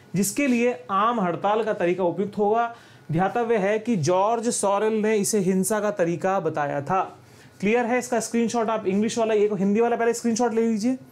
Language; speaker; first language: Hindi; native; Hindi